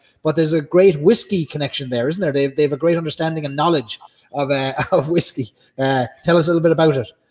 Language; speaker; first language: English; native; English